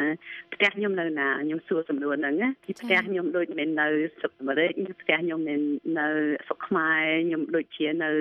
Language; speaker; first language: Khmer; early bilingual, heritage; Khmer